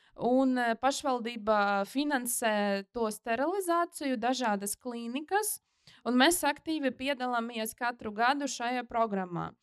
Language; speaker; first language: Latvian; non-native, local second language; Russian